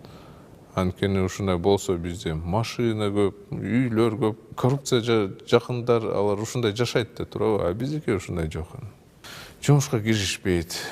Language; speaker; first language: Kyrgyz; non-native, local second language; Russian